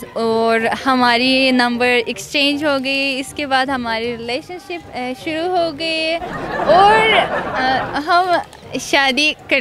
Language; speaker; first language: Hindi; non-native, learner; Azerbaijani